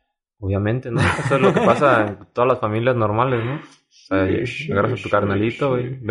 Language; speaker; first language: Spanish; native; Spanish